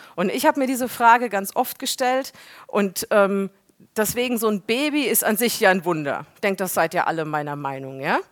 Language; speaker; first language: German; native; German